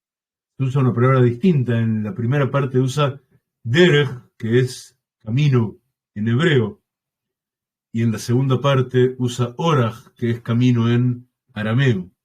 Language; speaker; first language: Spanish; native; Spanish